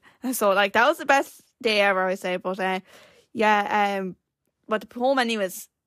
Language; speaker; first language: English; native; English